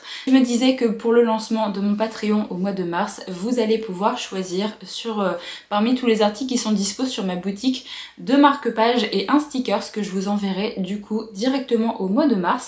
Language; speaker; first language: French; native; French